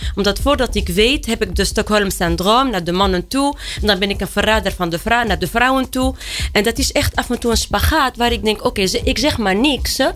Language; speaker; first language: Dutch; non-native, fluent; Arabic